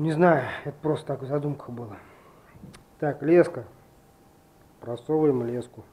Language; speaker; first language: Russian; native; Russian